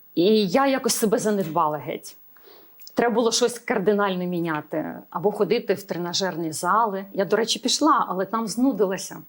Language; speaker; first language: Ukrainian; native; Ukrainian